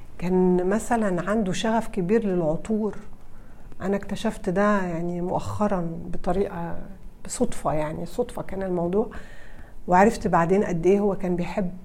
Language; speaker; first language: Arabic; early bilingual, heritage; Arabic